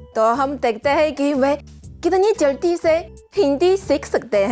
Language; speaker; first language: Hindi; non-native, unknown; Chinese